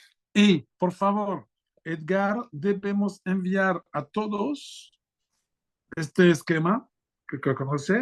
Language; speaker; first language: Spanish; non-native, fluent; French